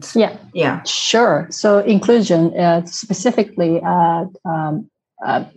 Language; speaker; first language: English; non-native, fluent; Japanese